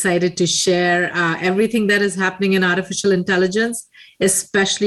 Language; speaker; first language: English; non-native, local second language; Hindi